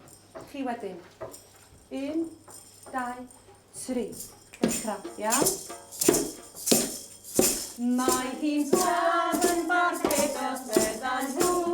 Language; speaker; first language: Welsh; native; Welsh